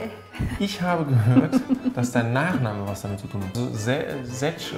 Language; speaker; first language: German; native; German